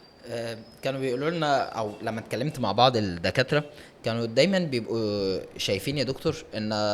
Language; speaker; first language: Arabic; native; Arabic